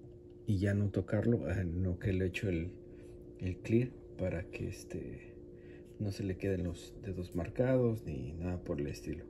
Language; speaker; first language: Spanish; native; Spanish